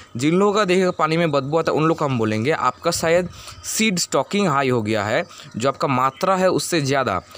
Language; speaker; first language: Hindi; non-native, local second language; Bangla